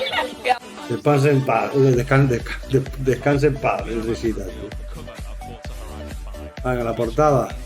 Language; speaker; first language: Spanish; native; Spanish